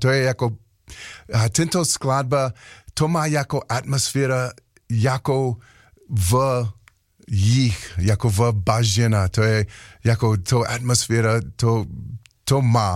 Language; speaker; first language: Slovak; non-native, learner; English